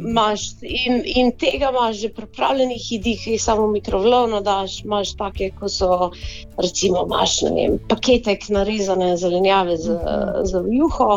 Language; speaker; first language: Slovenian; early bilingual, heritage; Slovenian